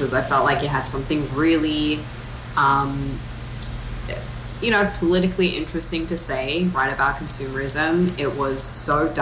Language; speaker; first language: English; non-native, local second language; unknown